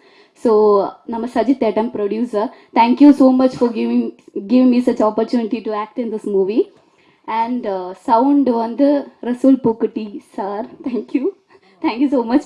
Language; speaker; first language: Tamil; non-native, learner; Malayalam